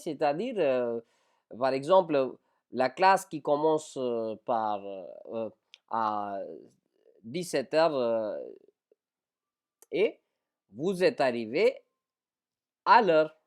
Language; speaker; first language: French; non-native, fluent; Hindi